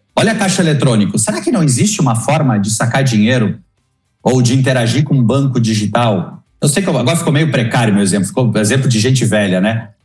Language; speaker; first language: Portuguese; native; Portuguese